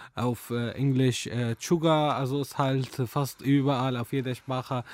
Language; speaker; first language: German; non-native, fluent; Arabic